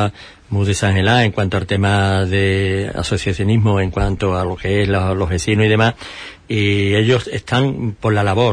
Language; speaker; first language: Spanish; native; Spanish